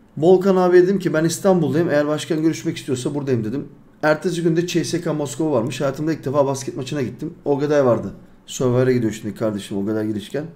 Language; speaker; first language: Turkish; early bilingual, heritage; Turkish